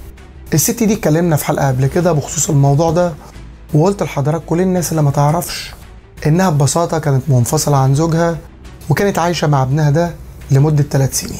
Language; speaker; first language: Arabic; native; Arabic